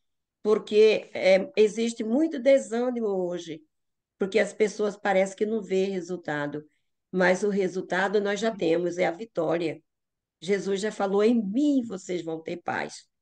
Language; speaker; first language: Portuguese; native; Portuguese